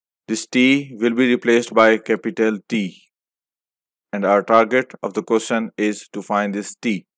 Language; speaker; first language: English; non-native, local second language; Hindi